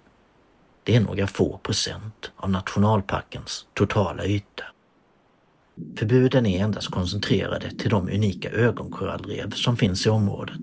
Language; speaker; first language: Swedish; native; Swedish